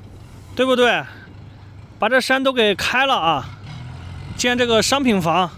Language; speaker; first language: Chinese; native; Chinese